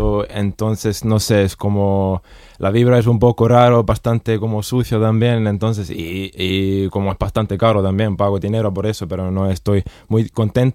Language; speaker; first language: Spanish; non-native, fluent; Estonian